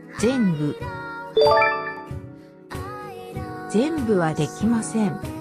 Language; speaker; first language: Japanese; non-native, learner; English